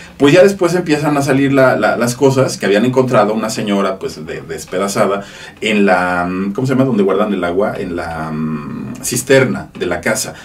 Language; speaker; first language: Spanish; native; Spanish